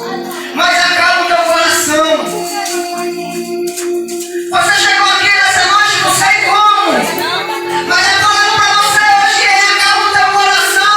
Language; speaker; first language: Portuguese; native; Portuguese